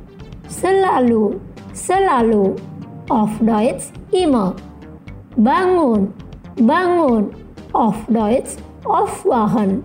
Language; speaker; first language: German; non-native, fluent; Indonesian